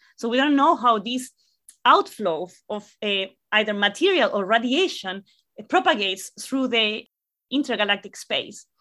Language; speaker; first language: English; non-native, fluent; Spanish